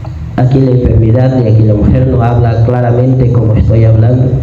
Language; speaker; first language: Spanish; native; Spanish